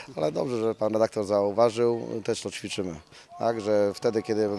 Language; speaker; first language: Polish; native; Polish